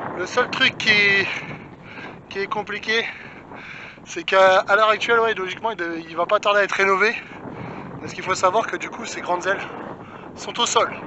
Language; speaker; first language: French; native; French